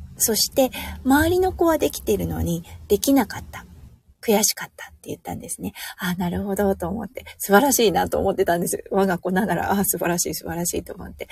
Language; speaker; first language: Japanese; native; Japanese